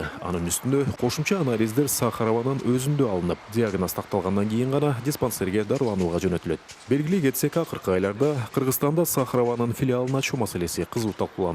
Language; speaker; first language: Kyrgyz; native; Kyrgyz